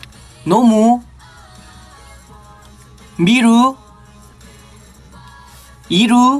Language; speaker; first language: Japanese; non-native, learner; Korean